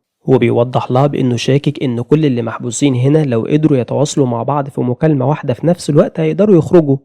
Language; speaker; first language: Arabic; native; Arabic